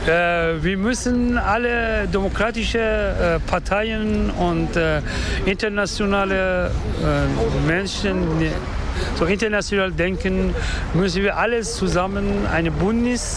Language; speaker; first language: German; non-native, learner; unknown